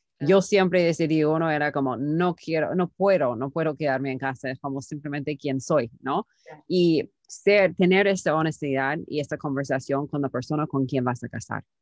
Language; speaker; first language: Spanish; non-native, fluent; English